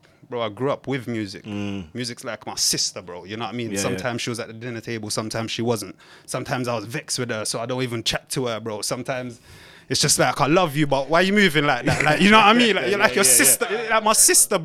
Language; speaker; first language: English; native; English